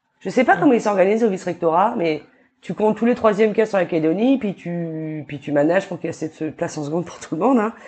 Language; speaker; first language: French; native; French